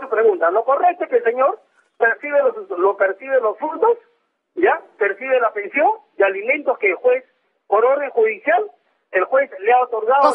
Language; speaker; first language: Spanish; native; Spanish